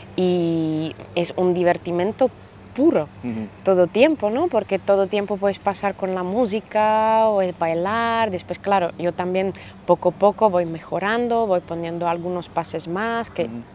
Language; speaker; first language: Spanish; non-native, fluent; Slovak